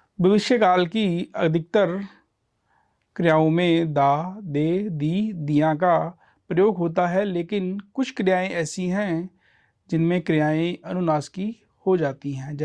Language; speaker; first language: Hindi; non-native, local second language; Punjabi